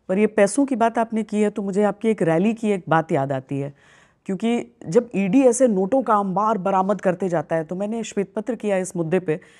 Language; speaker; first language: Hindi; native; Hindi